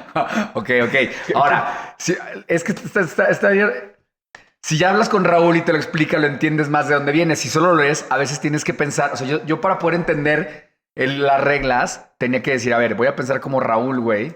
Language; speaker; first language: Spanish; native; Spanish